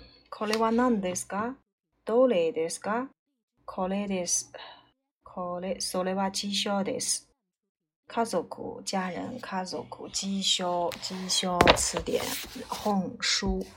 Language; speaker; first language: Japanese; non-native, learner; Chinese